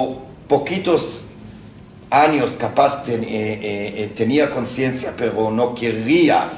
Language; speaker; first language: Spanish; non-native, fluent; Hebrew